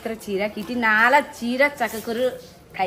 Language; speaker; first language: Malayalam; non-native, learner; Nepali